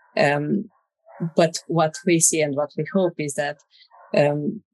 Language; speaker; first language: English; non-native, fluent; Romanian